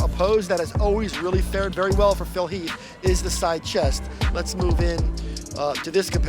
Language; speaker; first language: English; native; English